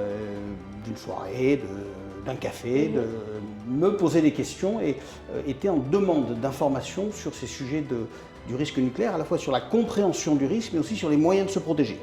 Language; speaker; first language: French; native; French